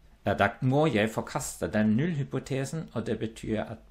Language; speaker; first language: Norwegian; non-native, fluent; German